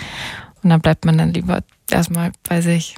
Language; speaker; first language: German; native; German